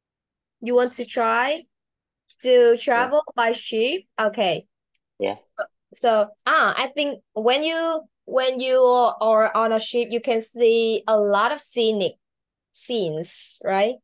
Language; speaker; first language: English; non-native, learner; Vietnamese